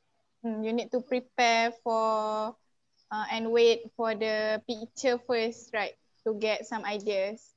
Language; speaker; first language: English; non-native, local second language; Malay